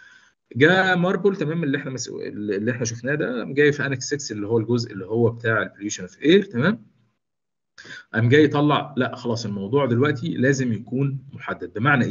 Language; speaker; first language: Arabic; native; Arabic